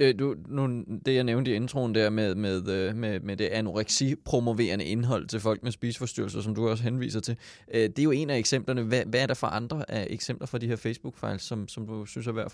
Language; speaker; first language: Danish; native; Danish